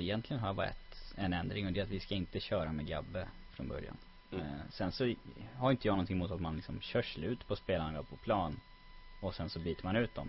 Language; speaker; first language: Swedish; native; Swedish